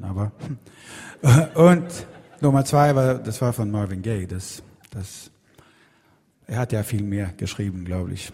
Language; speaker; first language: German; non-native, fluent; Swedish